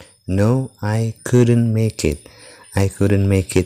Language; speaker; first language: English; non-native, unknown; Indonesian